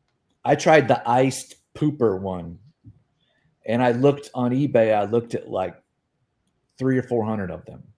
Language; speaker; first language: English; native; English